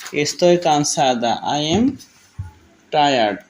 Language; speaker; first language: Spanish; non-native, learner; Bangla